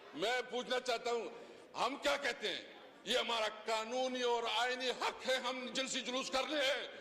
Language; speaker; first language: Urdu; non-native, local second language; Pashto